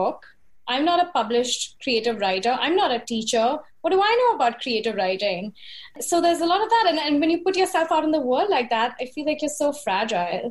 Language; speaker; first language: English; non-native, local second language; Hindi